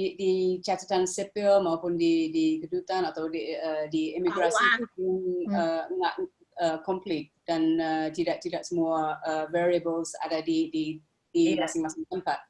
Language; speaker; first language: Indonesian; non-native, fluent; English